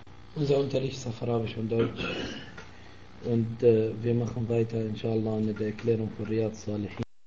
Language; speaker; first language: German; non-native, fluent; Arabic